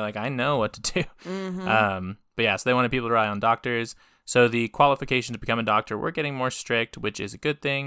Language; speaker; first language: English; native; English